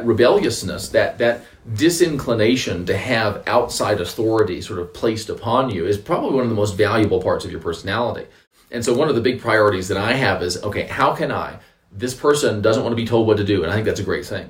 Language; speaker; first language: English; native; English